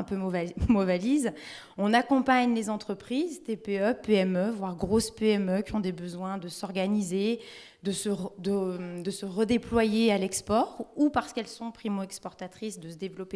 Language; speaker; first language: French; native; French